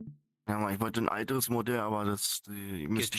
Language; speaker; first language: German; non-native, fluent; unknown